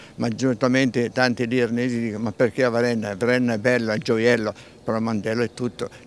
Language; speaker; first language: Italian; native; Italian